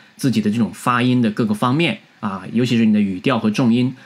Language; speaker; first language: Chinese; native; Chinese